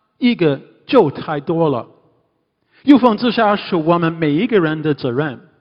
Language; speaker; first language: Chinese; non-native, fluent; English